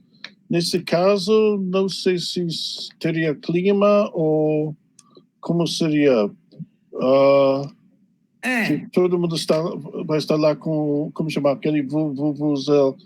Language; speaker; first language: Portuguese; non-native, fluent; English